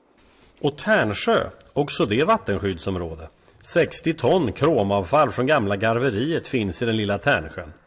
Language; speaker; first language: Swedish; native; Swedish